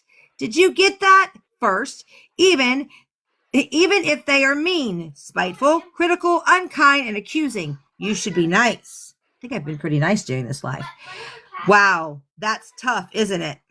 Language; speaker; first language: English; native; English